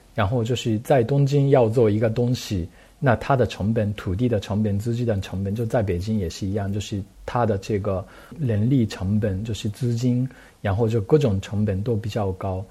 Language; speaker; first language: Chinese; non-native, fluent; Japanese